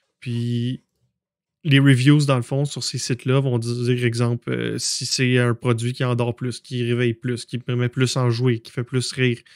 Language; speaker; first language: French; native; French